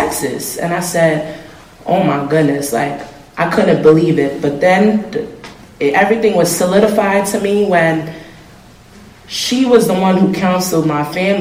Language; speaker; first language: English; native; English